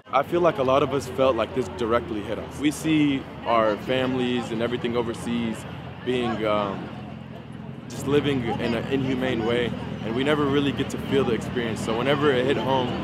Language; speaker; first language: English; native; English